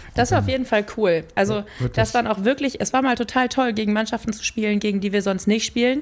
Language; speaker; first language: German; native; German